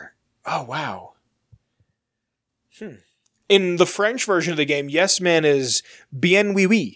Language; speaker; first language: English; native; English